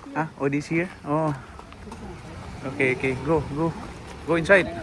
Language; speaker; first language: English; non-native, local second language; Cebuano